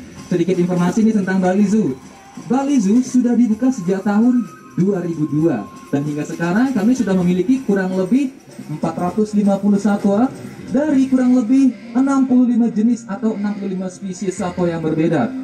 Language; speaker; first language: Indonesian; native; Indonesian